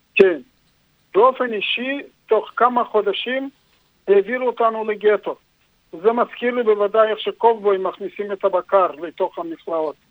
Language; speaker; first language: Hebrew; non-native, fluent; Yiddish